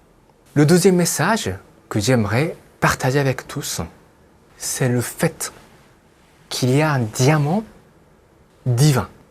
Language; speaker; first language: French; non-native, fluent; Japanese